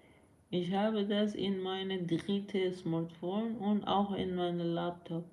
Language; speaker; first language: German; non-native, learner; Persian